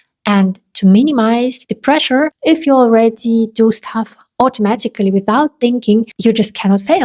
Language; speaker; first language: English; non-native, fluent; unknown